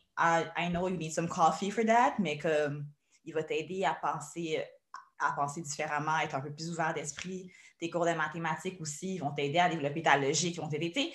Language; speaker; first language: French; native; French